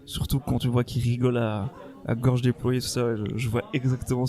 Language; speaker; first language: French; native; French